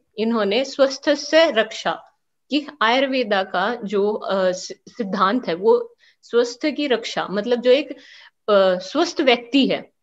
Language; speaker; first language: Hindi; native; Hindi